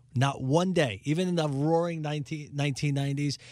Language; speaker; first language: English; native; English